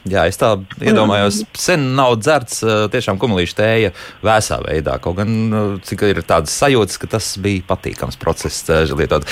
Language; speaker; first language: Latvian; native; Latvian